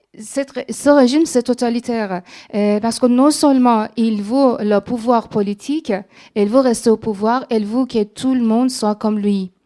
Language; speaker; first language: French; non-native, fluent; Persian